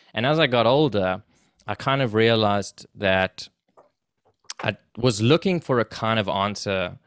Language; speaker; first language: English; native; English